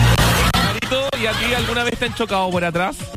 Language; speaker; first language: Spanish; native; Spanish